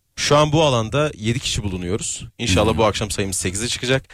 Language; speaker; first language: Turkish; native; Turkish